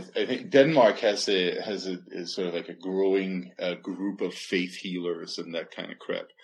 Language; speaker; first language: English; non-native, fluent; Danish